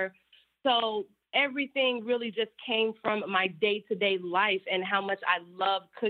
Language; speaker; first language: English; native; English